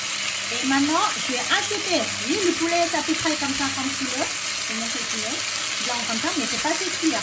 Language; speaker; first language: French; non-native, learner; Thai